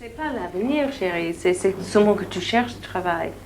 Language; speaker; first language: French; non-native, learner; English